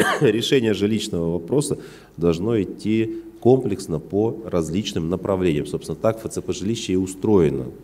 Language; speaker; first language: Russian; native; Russian